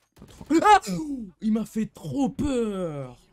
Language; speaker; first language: French; native; French